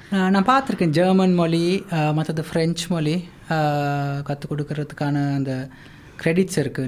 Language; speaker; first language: Tamil; non-native, local second language; Sinhala